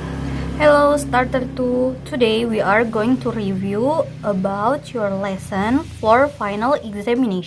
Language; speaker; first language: English; non-native, fluent; Indonesian